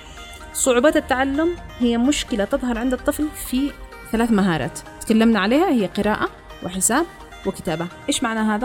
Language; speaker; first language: Arabic; native; Arabic